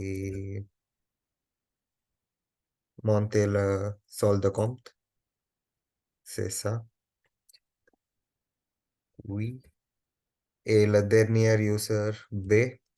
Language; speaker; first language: French; non-native, learner; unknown